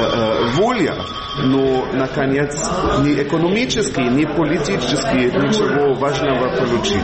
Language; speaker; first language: Russian; non-native, fluent; German